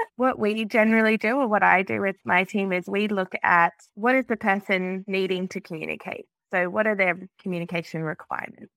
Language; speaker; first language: English; native; English